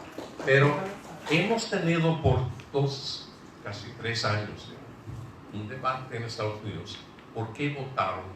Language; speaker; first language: Spanish; non-native, fluent; English